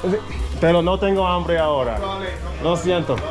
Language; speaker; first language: Spanish; non-native, learner; English